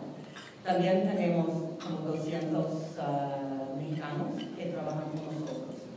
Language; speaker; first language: Spanish; non-native, fluent; English